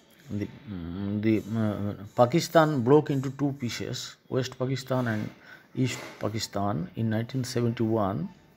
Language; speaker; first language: English; non-native, local second language; Bangla